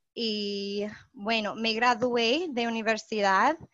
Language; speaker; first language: Spanish; non-native, fluent; English